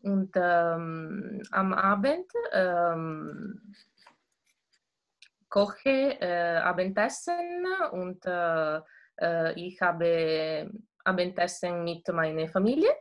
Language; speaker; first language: German; non-native, learner; Italian